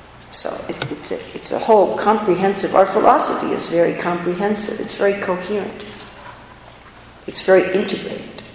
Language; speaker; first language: English; native; English